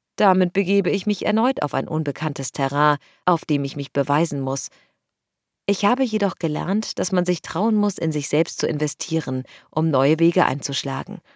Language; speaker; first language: German; non-native, fluent; Arabic